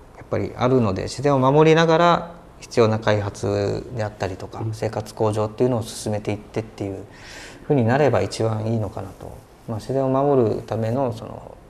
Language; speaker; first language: Japanese; native; Japanese